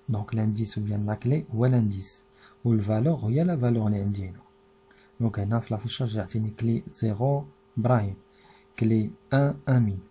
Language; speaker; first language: French; non-native, local second language; Arabic